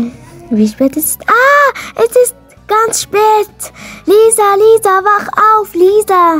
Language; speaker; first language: German; non-native, learner; Arabic